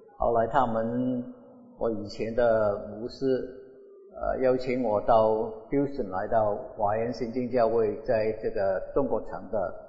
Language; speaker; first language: Chinese; non-native, local second language; Wu Chinese